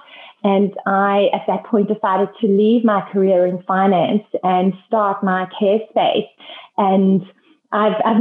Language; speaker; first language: English; native; English